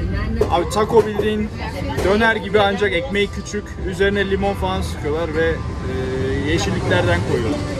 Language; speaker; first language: Turkish; native; Turkish